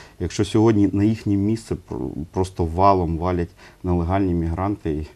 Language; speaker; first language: Ukrainian; non-native, local second language; Russian